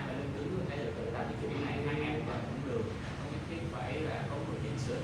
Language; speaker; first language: Vietnamese; native; Vietnamese